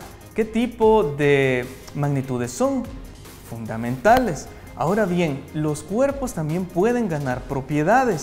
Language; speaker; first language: Spanish; native; Spanish